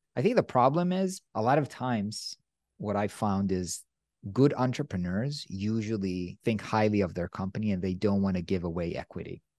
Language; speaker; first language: English; non-native, fluent; Hebrew